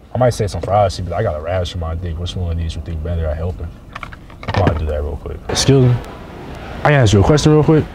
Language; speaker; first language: English; native; English